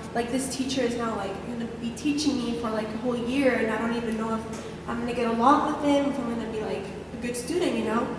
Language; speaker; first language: English; early bilingual, other home language; Spanish